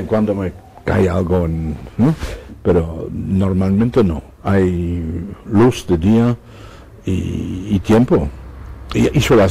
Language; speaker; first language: Spanish; non-native, fluent; Dutch